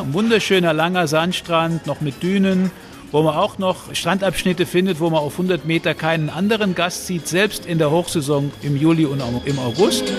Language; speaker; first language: German; native; German